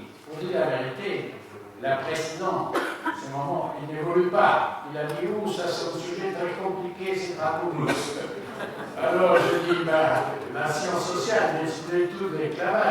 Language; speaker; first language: French; non-native, learner; Spanish